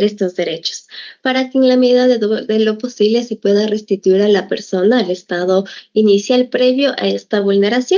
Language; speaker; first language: Spanish; native; Spanish